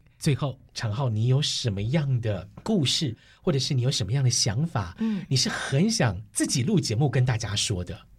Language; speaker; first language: Chinese; native; Chinese